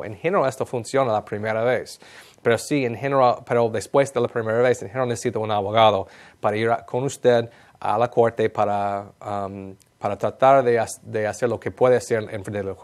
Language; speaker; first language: Spanish; non-native, fluent; English